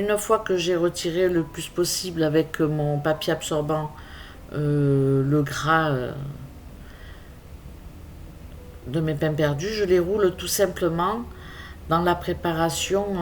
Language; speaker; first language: French; native; French